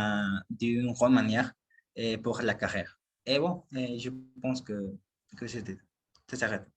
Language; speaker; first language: French; non-native, learner; Spanish